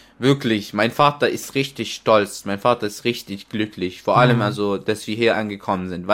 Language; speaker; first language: German; non-native, fluent; Arabic